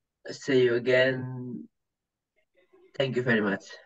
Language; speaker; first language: English; non-native, learner; Indonesian